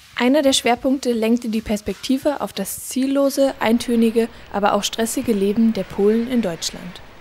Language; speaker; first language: German; native; German